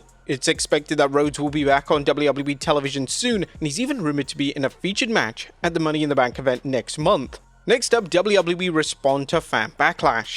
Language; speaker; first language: English; native; English